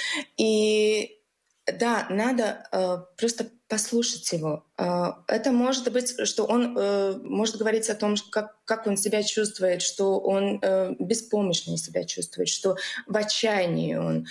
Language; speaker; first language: Russian; non-native, local second language; Latvian